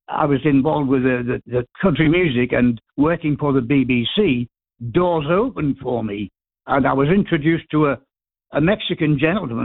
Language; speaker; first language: English; native; English